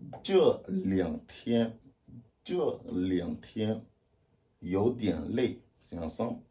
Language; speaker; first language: Chinese; non-native, learner; French